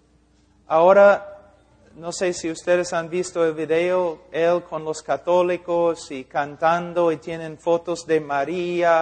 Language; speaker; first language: Spanish; non-native, fluent; English